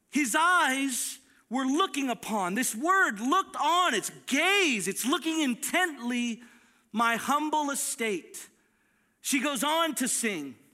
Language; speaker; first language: English; early bilingual, other home language; Filipino